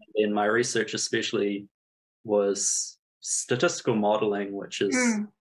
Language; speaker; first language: English; native; English